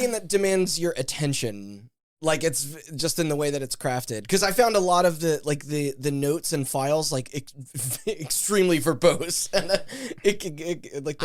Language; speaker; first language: English; native; English